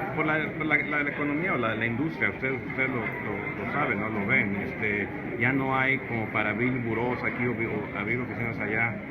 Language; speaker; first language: Spanish; early bilingual, heritage; Spanish